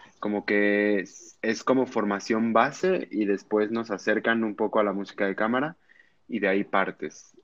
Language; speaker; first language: Spanish; native; Spanish